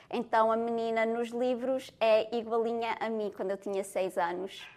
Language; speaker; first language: Portuguese; early bilingual, heritage; Portuguese